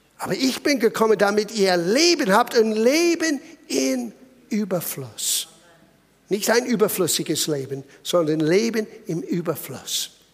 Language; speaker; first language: German; non-native, fluent; English